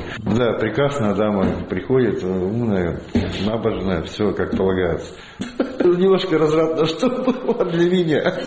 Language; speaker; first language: Russian; native; Russian